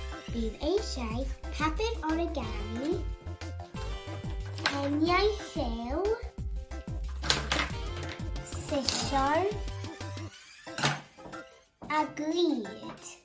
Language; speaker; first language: Welsh; non-native, local second language; English